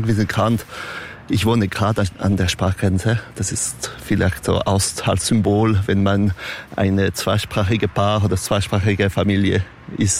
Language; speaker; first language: German; non-native, local second language; French